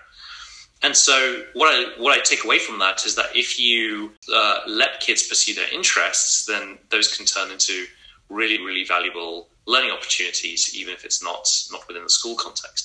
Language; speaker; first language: English; native; English